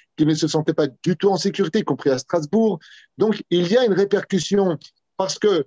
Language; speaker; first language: French; native; French